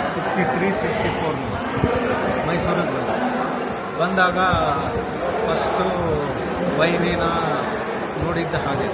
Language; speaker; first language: Kannada; native; Kannada